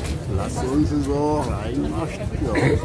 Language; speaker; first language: German; non-native, learner; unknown